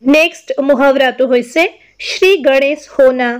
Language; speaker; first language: Hindi; non-native, local second language; Assamese